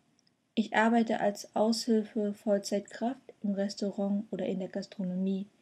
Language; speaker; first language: German; non-native, fluent; Vietnamese